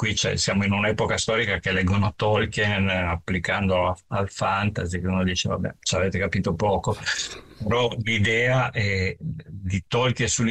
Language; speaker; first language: Italian; native; Italian